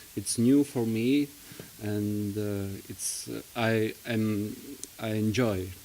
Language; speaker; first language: English; non-native, learner; Latvian